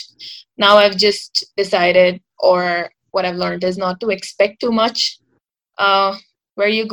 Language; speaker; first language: English; non-native, local second language; Marathi